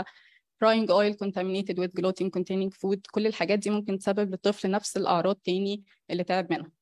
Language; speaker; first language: Arabic; native; Arabic